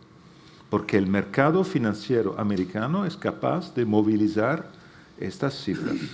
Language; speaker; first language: Spanish; non-native, fluent; Italian